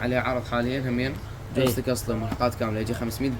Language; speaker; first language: Arabic; native; Arabic